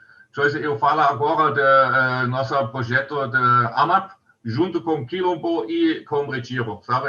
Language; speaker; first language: Portuguese; non-native, learner; German